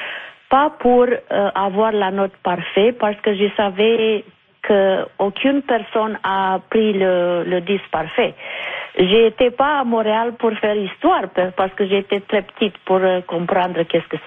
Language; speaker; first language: French; non-native, fluent; Romanian